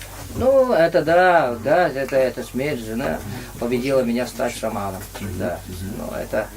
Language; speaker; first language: Russian; native; Russian